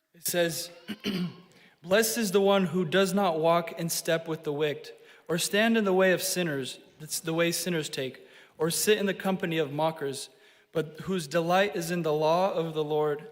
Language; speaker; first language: English; native; English